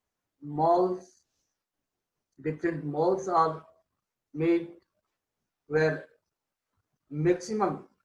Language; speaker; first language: English; non-native, local second language; Hindi